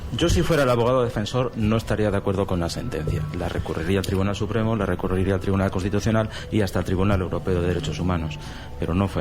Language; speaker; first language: Spanish; native; Spanish